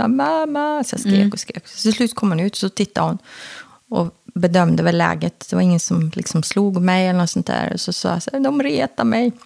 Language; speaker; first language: Swedish; early bilingual, other home language; Korean